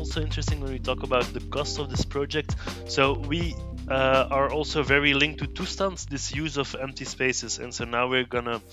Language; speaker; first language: English; non-native, fluent; Dutch